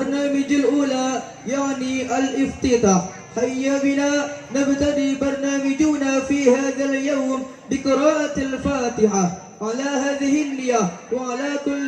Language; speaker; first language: Arabic; non-native, learner; Indonesian